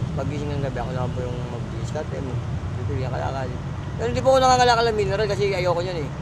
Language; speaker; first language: Filipino; non-native, local second language; Cebuano